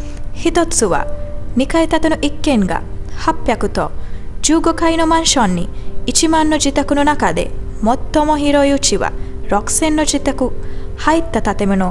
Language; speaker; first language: Japanese; non-native, learner; Sinhala